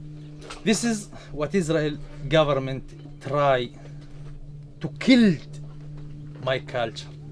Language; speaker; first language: English; non-native, learner; Arabic